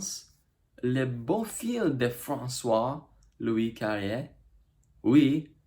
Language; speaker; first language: French; non-native, learner; English